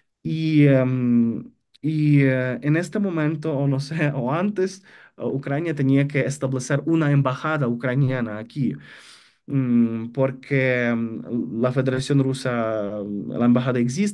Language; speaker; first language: Spanish; non-native, fluent; Ukrainian